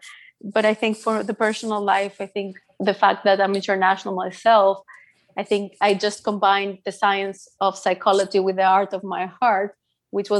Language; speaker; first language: English; non-native, fluent; Greek